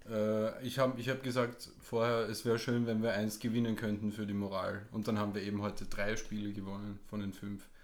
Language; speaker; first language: German; native; German